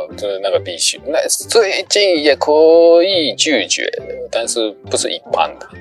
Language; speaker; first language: Chinese; non-native, fluent; Japanese